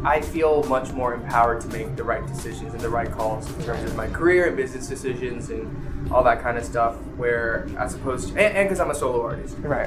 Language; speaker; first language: English; native; English